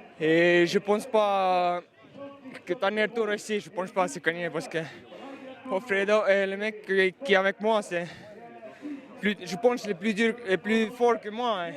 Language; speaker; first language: French; non-native, learner; Estonian